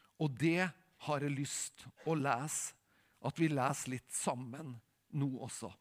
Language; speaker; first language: Norwegian; native; Norwegian